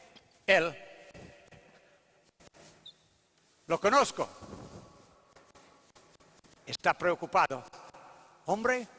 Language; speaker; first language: Spanish; non-native, learner; English